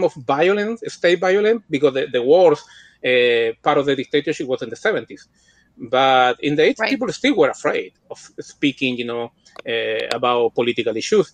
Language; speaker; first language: English; non-native, fluent; Spanish